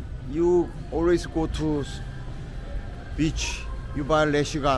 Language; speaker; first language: English; non-native, learner; Korean